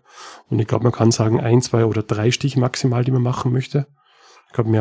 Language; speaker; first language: German; native; German